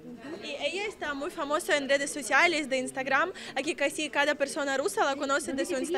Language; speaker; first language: Spanish; non-native, learner; Russian